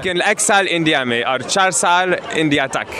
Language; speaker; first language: Hindi; non-native, learner; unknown